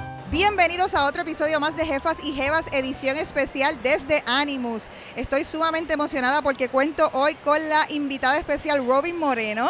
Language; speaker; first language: Spanish; native; Spanish